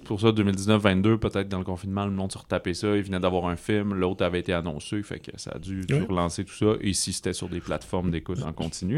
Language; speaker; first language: French; native; French